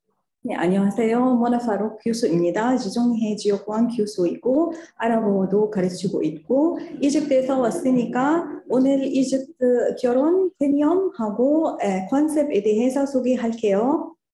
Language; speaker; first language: Korean; non-native, learner; Arabic